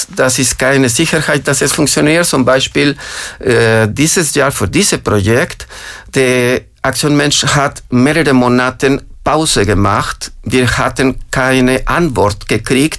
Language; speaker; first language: German; non-native, fluent; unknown